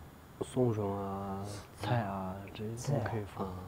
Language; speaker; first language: Chinese; non-native, local second language; Tibetan